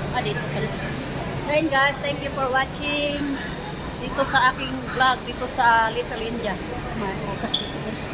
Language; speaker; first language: Filipino; non-native, local second language; Cebuano